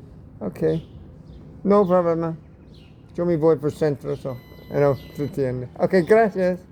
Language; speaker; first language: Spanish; non-native, learner; English